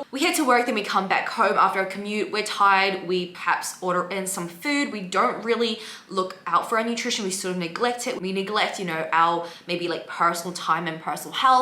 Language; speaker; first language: English; native; English